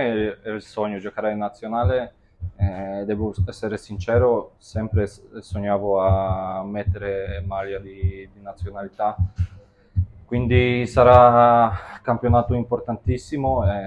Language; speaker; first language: Italian; non-native, fluent; Polish